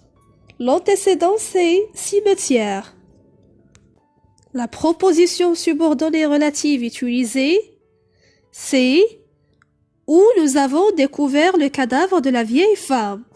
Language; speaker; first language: French; non-native, local second language; Arabic